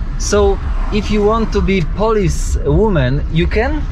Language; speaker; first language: English; non-native, learner; Polish